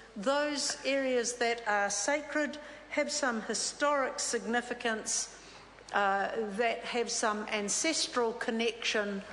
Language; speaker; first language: English; native; English